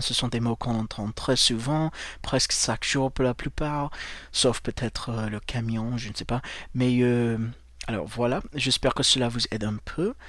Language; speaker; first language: French; non-native, fluent; English